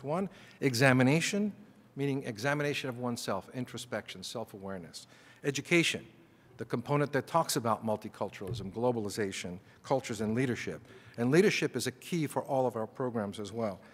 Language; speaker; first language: English; native; English